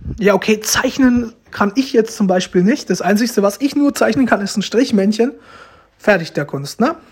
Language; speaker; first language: German; early bilingual, other home language; Romanian